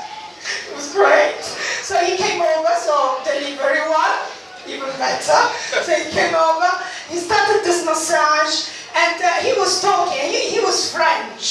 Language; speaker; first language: English; non-native, fluent; Italian